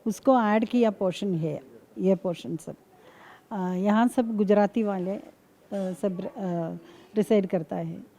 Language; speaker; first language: Hindi; non-native, local second language; Malayalam